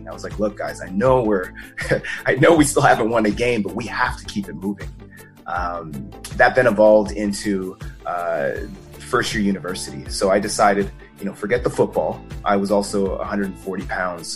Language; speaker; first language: English; native; English